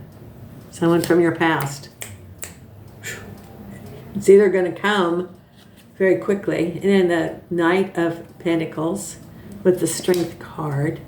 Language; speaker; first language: English; native; English